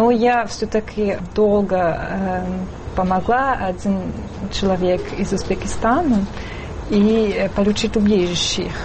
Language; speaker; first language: Russian; non-native, fluent; French